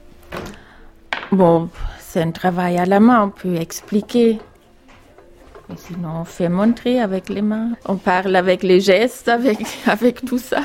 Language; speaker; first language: French; non-native, fluent; German